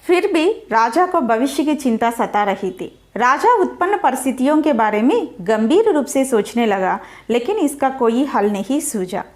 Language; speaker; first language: Hindi; non-native, local second language; Telugu